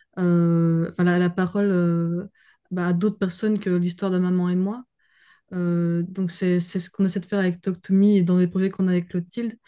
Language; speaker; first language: French; native; French